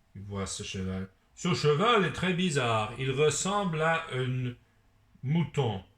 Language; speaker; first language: French; non-native, learner; English